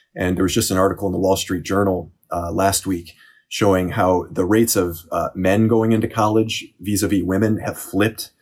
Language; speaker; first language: English; native; English